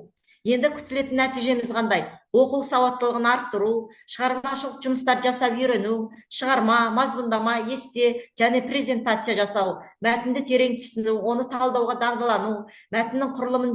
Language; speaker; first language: Kazakh; native; Kazakh